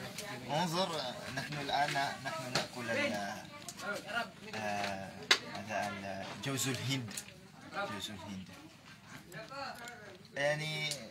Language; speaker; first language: Arabic; non-native, fluent; Maranao